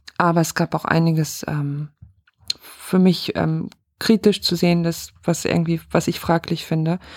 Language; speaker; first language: German; native; German